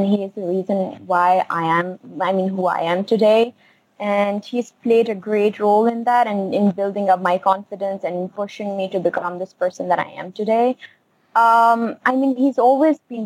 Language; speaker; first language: English; non-native, local second language; Khowar